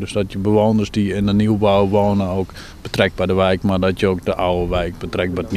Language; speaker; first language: Dutch; native; Dutch